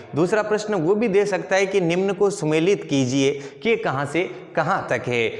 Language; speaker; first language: Hindi; native; Hindi